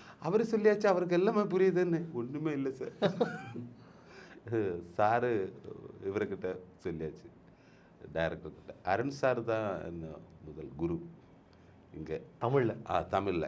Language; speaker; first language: Tamil; non-native, learner; Malayalam